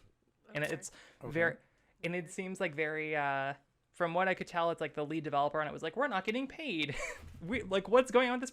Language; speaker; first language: English; native; English